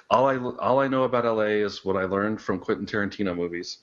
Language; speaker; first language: English; native; English